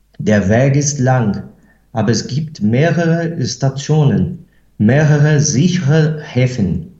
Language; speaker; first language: German; non-native, fluent; Portuguese